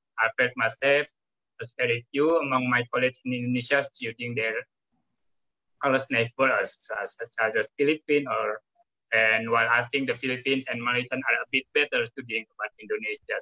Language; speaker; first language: English; non-native, fluent; Indonesian